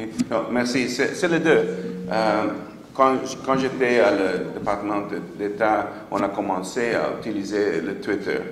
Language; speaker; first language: French; non-native, fluent; English